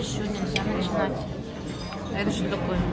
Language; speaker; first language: Russian; native; Russian